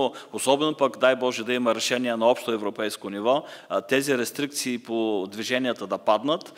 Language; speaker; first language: Bulgarian; native; Bulgarian